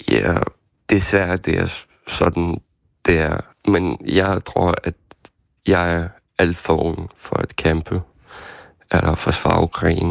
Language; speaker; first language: Danish; non-native, fluent; Ukrainian